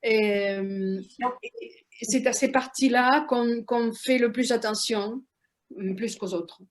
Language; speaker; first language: French; non-native, fluent; Spanish